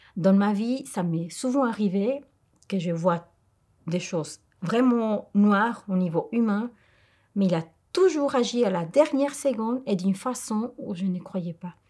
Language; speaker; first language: French; non-native, fluent; Spanish